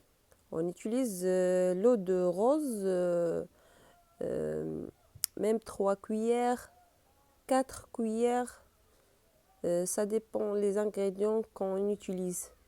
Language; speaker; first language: French; non-native, learner; Arabic